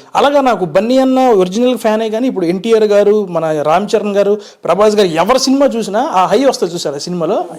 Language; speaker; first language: Telugu; native; Telugu